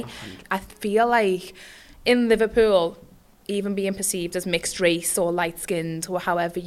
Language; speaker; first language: English; native; English